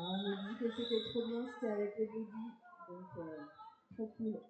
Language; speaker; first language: French; native; French